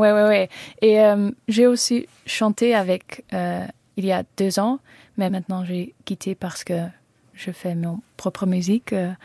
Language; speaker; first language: French; non-native, learner; Dutch